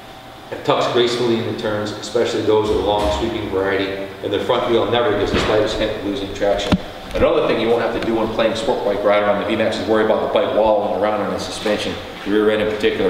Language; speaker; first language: English; native; English